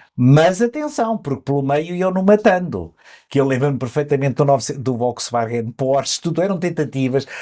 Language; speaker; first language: Portuguese; native; Portuguese